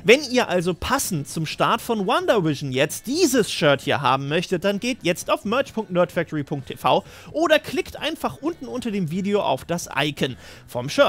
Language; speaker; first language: German; native; German